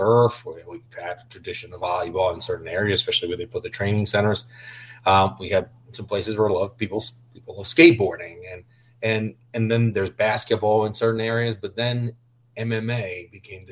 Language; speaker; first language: English; non-native, fluent; Portuguese